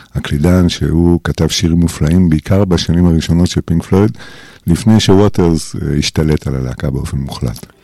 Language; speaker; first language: Hebrew; early bilingual, other home language; English